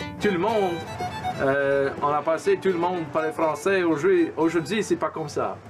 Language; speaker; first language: French; early bilingual, heritage; French